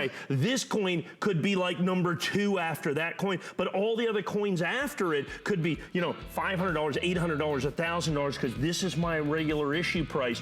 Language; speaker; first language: English; native; English